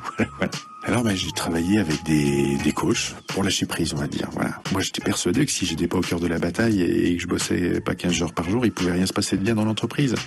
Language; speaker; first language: French; native; French